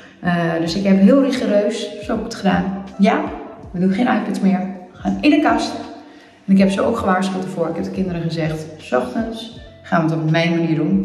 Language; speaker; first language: Dutch; native; Dutch